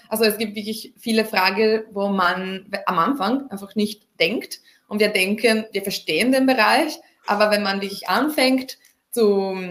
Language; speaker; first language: German; non-native, fluent; Italian